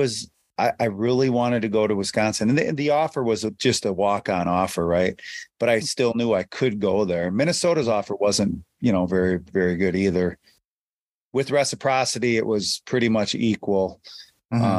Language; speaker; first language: English; native; English